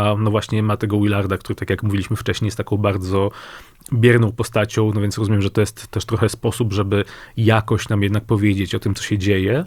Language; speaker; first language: Polish; native; Polish